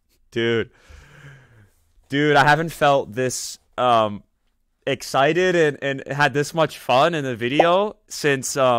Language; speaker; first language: English; native; English